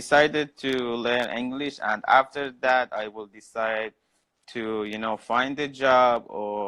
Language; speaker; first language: English; non-native, learner; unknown